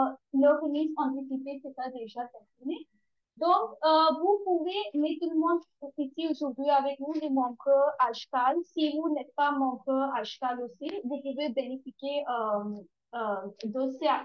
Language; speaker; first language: French; non-native, learner; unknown